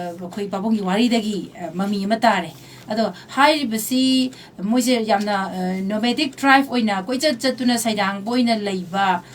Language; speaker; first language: Manipuri; native; Manipuri